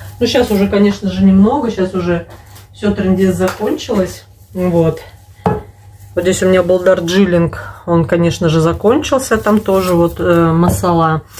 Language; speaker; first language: Russian; native; Russian